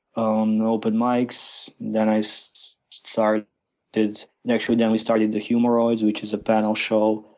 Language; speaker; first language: English; non-native, fluent; Croatian